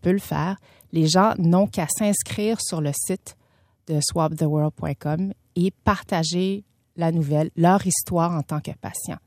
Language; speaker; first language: French; early bilingual, other home language; Vietnamese